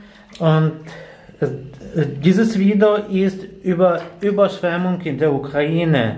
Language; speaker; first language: German; non-native, learner; Ukrainian